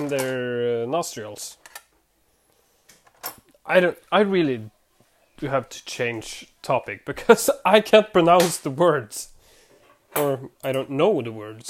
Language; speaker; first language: English; non-native, fluent; Swedish